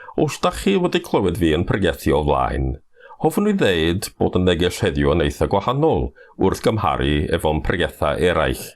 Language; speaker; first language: Welsh; non-native, fluent; English